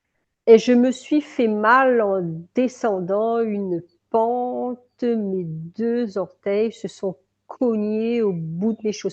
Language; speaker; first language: French; native; French